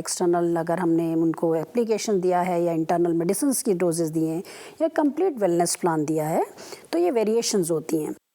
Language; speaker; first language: Hindi; native; Hindi